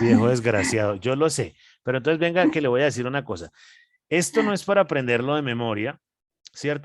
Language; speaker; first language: Spanish; native; Spanish